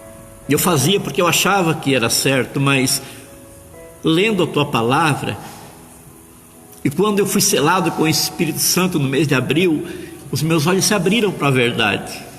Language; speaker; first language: Portuguese; native; Portuguese